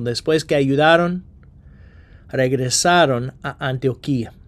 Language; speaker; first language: Spanish; non-native, fluent; English